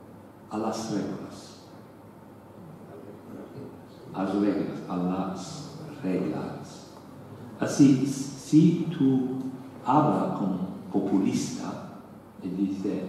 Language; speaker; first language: Spanish; non-native, learner; Italian